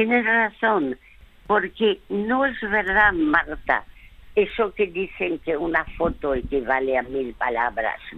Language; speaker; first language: Spanish; early bilingual, other home language; French